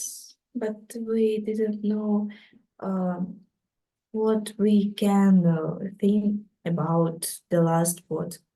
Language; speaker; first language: English; non-native, learner; Ukrainian